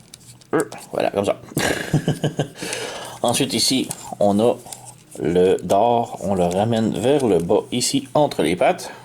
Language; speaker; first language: French; native; French